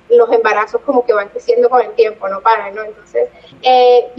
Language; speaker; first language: Spanish; native; Spanish